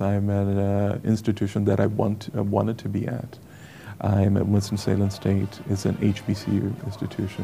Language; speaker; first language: English; non-native, fluent; Portuguese